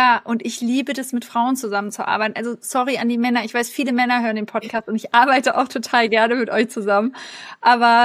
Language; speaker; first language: German; native; German